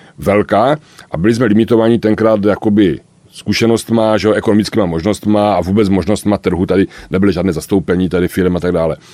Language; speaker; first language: Czech; native; Czech